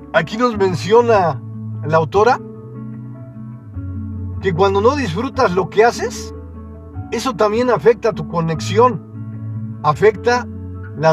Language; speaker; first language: Spanish; native; Spanish